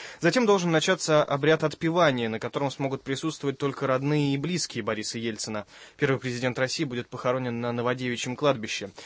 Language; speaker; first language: Russian; native; Russian